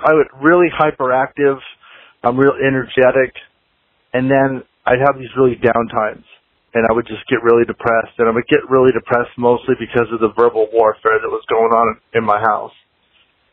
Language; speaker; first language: English; native; English